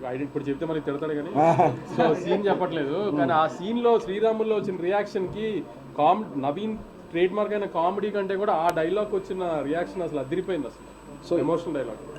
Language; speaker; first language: Telugu; native; Telugu